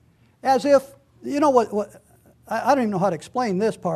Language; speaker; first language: English; native; English